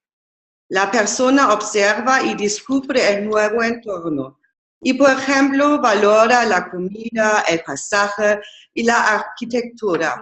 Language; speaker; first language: Spanish; non-native, fluent; German